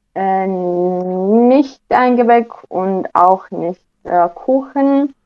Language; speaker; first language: German; non-native, fluent; Romanian